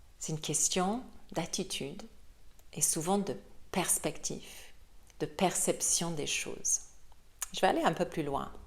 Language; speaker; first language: French; non-native, fluent; English